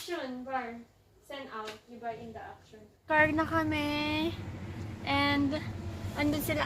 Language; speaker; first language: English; non-native, local second language; Filipino